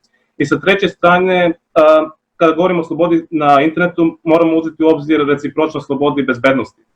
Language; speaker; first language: Bosnian; native; Bosnian